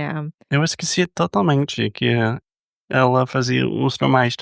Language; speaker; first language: Portuguese; non-native, fluent; English